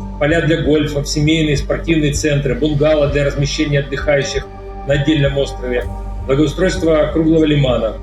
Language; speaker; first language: Russian; native; Russian